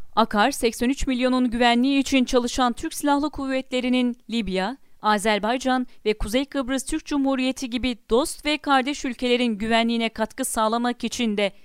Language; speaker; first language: Turkish; native; Turkish